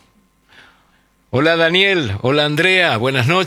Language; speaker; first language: Spanish; native; Spanish